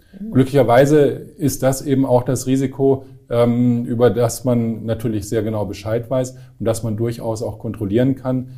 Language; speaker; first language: German; native; German